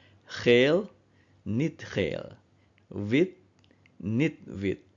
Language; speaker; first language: Dutch; non-native, fluent; Indonesian